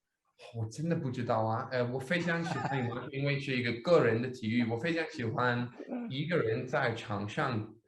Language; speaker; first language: Chinese; non-native, fluent; Danish